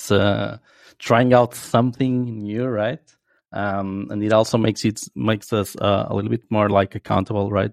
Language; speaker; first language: English; non-native, fluent; Portuguese